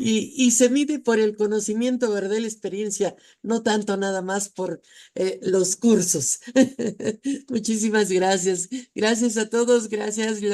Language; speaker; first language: Spanish; native; Spanish